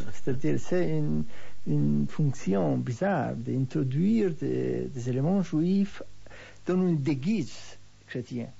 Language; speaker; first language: French; non-native, fluent; Hebrew